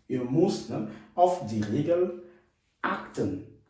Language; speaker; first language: German; non-native, fluent; French